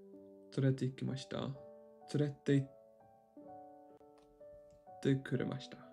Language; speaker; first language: Japanese; non-native, learner; English